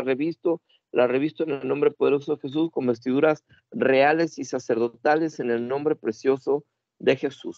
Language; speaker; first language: Spanish; native; Spanish